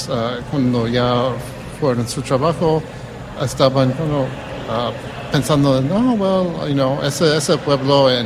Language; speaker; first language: Spanish; early bilingual, heritage; English